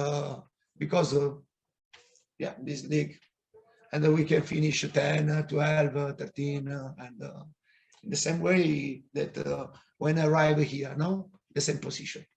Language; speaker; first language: English; non-native, fluent; Italian